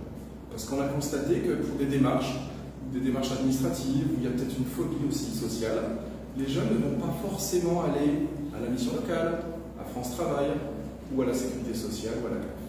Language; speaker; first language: French; native; French